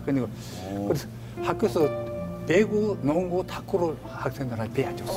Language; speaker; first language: Korean; early bilingual, heritage; Korean